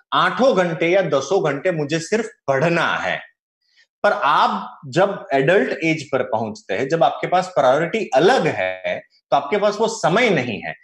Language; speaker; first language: Hindi; non-native, local second language; Gujarati